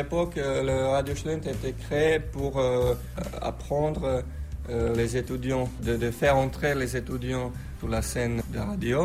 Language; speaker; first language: French; non-native, fluent; Slovenian